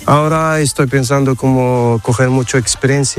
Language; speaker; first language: Spanish; non-native, learner; Arabic